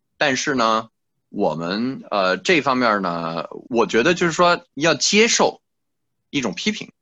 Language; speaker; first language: Chinese; non-native, fluent; French